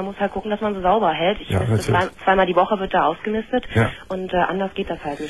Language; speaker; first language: German; native; German